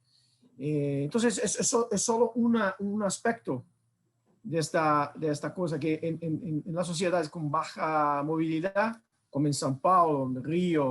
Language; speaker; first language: Spanish; non-native, fluent; Portuguese